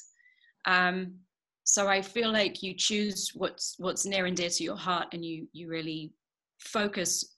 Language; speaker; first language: English; native; English